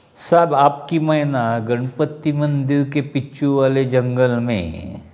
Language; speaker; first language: Hindi; non-native, local second language; Marathi